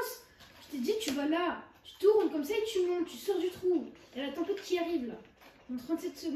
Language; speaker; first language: French; native; French